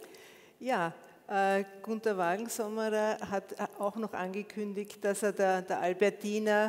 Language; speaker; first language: German; native; German